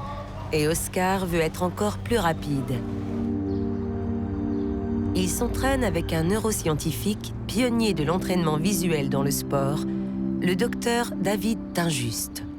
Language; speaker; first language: French; native; French